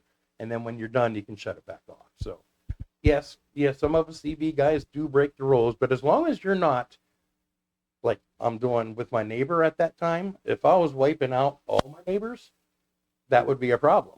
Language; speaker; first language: English; native; English